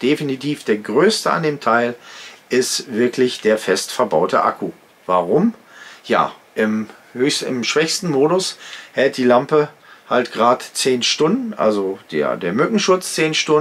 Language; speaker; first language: German; native; German